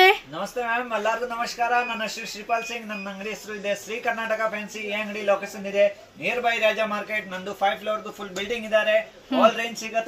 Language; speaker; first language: Kannada; non-native, local second language; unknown